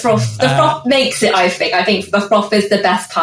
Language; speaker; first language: English; native; English